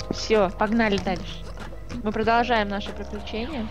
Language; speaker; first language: Russian; native; Russian